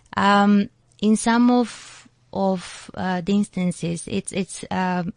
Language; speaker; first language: English; non-native, fluent; Macedonian